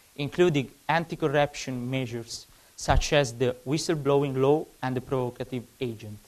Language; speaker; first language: English; non-native, fluent; Italian